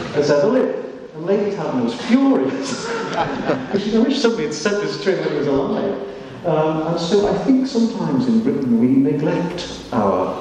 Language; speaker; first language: English; native; English